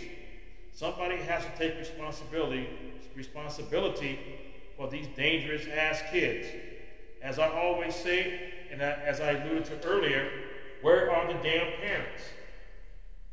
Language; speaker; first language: English; native; English